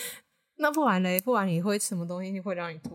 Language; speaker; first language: Chinese; native; Chinese